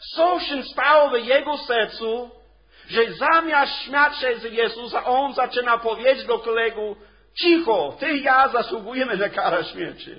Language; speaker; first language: Polish; non-native, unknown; English